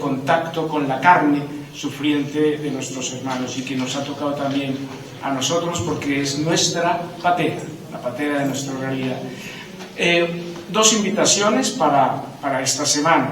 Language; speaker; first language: Spanish; native; Spanish